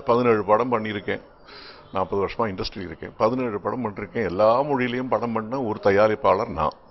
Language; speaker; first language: Tamil; native; Tamil